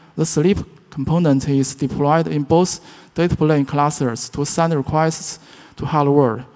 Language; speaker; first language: English; non-native, learner; Chinese